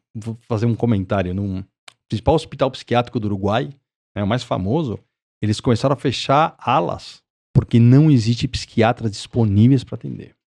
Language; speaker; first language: Portuguese; early bilingual, other home language; Spanish